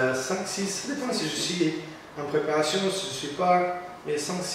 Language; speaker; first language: French; non-native, learner; Portuguese